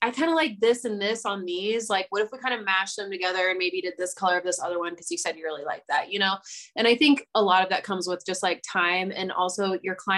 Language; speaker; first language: English; native; English